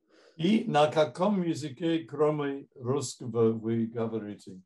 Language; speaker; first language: Russian; non-native, fluent; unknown